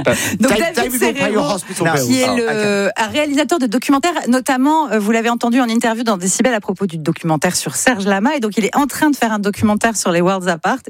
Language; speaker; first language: French; native; French